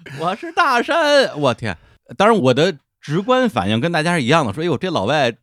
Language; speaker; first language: Chinese; native; Chinese